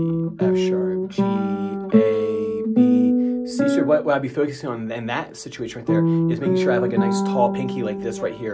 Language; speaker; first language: English; native; English